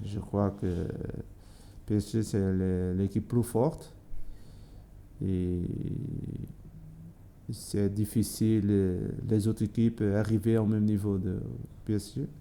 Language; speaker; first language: French; non-native, learner; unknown